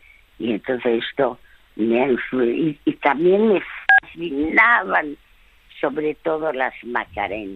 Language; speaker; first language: Spanish; non-native, fluent; French